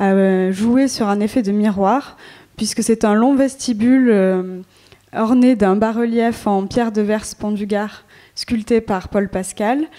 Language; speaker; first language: French; native; French